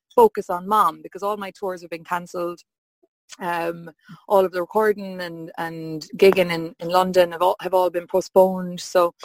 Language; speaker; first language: English; native; English